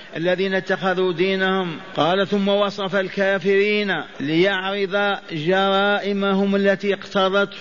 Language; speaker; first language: Arabic; native; Arabic